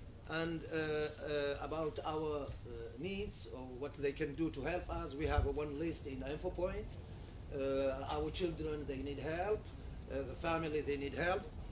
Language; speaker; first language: English; non-native, learner; Arabic